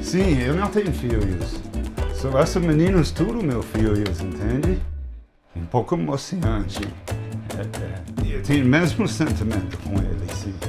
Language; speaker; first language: Portuguese; non-native, learner; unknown